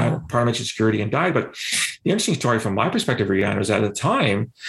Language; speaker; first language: English; native; English